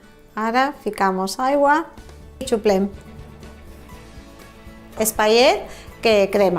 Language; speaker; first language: Catalan; non-native, fluent; Spanish